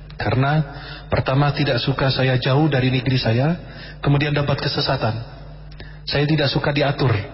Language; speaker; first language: Indonesian; non-native, fluent; Arabic